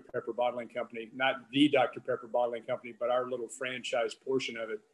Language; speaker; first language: English; native; English